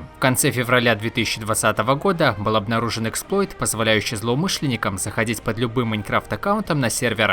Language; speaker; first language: Russian; native; Russian